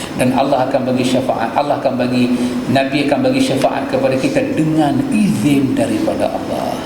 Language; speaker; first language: Malay; native; Malay